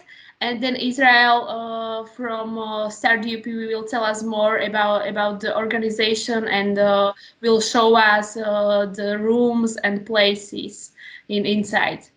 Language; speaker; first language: English; non-native, fluent; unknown